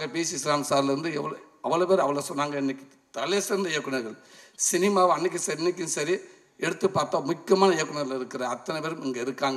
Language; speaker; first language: Tamil; native; Tamil